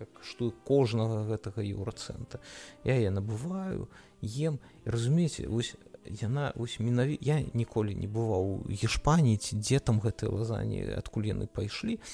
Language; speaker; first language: Belarusian; non-native, local second language; Russian